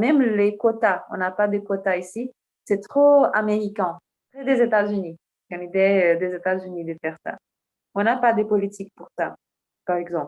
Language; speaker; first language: French; non-native, fluent; Portuguese